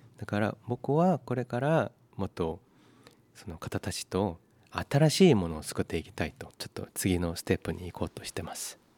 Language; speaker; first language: Japanese; non-native, fluent; Korean